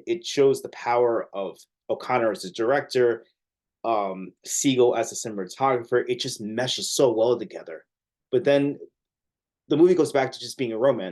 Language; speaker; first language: English; native; English